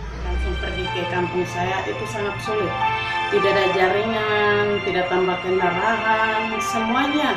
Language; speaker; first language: Indonesian; non-native, local second language; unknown